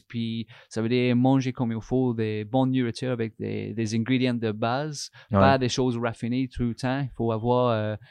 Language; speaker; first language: French; non-native, fluent; English